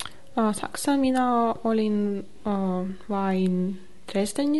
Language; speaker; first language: Finnish; non-native, learner; Russian